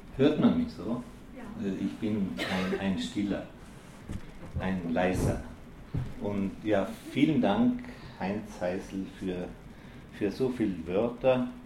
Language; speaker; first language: German; native; German